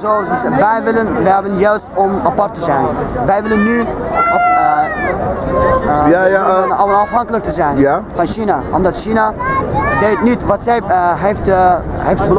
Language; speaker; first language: Dutch; non-native, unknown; Uyghur